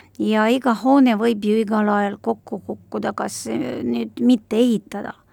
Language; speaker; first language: Estonian; non-native, local second language; Russian